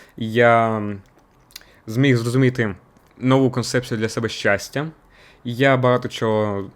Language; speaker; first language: Ukrainian; non-native, local second language; Russian